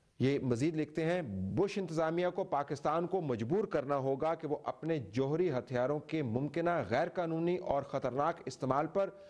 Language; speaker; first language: Urdu; native; Urdu